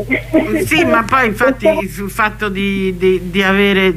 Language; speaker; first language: Italian; native; Italian